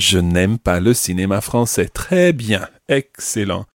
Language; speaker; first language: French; non-native, fluent; English